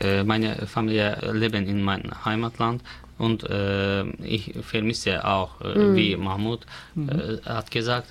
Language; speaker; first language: German; non-native, learner; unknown